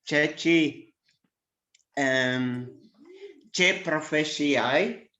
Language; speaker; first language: Romanian; non-native, learner; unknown